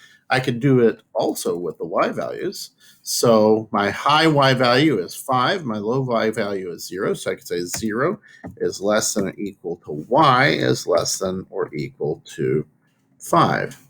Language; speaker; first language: English; native; English